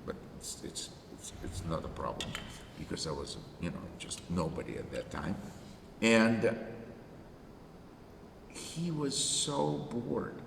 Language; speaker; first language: English; non-native, fluent; Russian